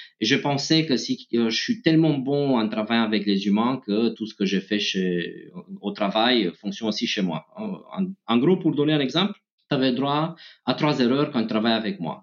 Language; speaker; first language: French; non-native, fluent; Romanian